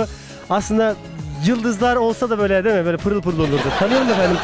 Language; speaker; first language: Turkish; native; Turkish